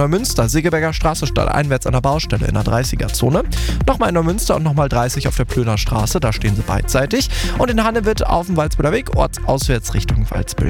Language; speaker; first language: German; native; German